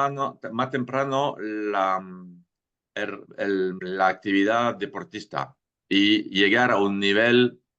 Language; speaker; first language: Spanish; non-native, fluent; French